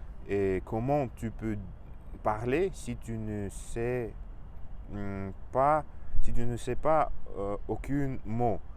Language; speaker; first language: French; non-native, fluent; Russian